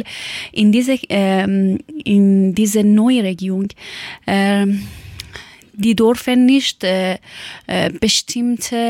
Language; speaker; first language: German; non-native, learner; Persian